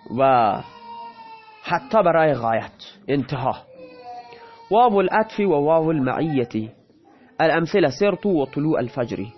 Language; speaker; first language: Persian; non-native, local second language; Baluchi